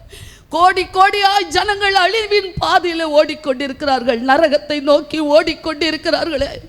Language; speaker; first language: Tamil; native; Tamil